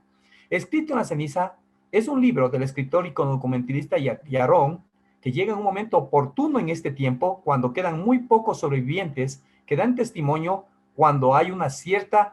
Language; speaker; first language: Spanish; native; Spanish